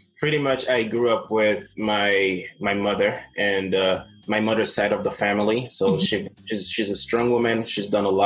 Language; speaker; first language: English; non-native, fluent; Haitian Creole